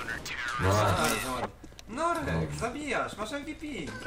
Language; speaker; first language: Polish; native; Polish